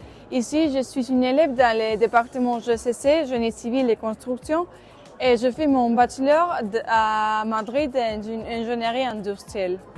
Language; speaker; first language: French; non-native, learner; Spanish